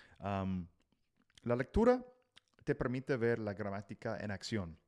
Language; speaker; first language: Spanish; non-native, fluent; English